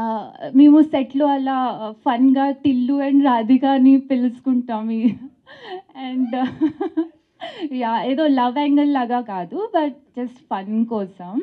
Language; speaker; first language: Telugu; non-native, learner; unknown